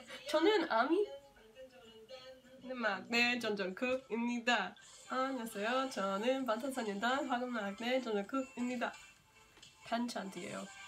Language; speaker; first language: Korean; non-native, learner; English